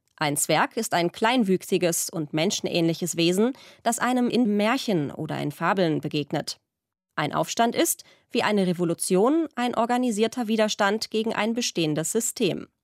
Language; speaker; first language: German; native; German